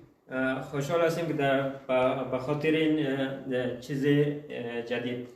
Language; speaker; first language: Persian; early bilingual, heritage; Persian